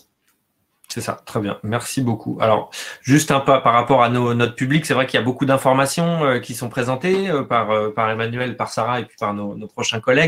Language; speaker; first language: French; native; French